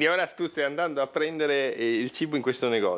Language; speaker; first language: Italian; native; Italian